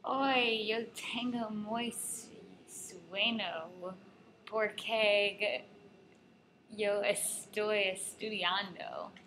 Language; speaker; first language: Spanish; non-native, learner; English